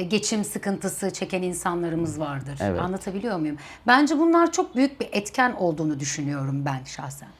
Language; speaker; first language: Turkish; native; Turkish